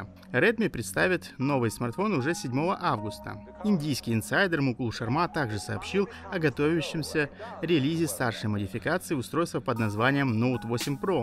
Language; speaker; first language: Russian; native; Russian